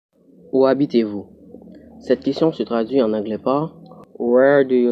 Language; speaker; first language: French; non-native, local second language; Haitian Creole